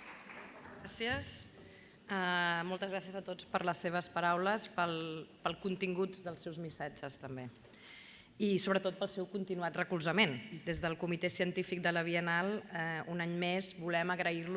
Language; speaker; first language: Catalan; native; Catalan